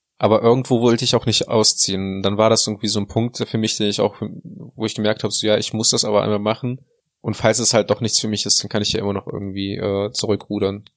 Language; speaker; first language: German; early bilingual, other home language; Russian